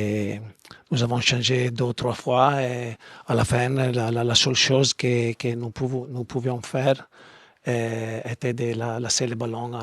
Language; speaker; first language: French; non-native, learner; Italian